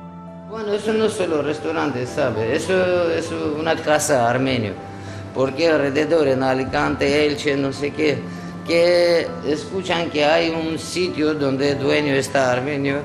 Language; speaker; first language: Spanish; non-native, learner; Armenian